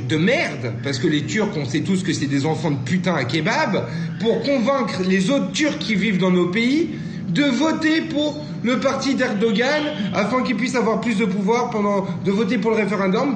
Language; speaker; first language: French; native; French